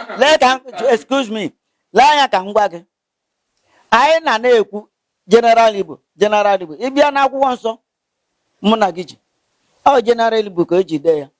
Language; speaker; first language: Igbo; non-native, local second language; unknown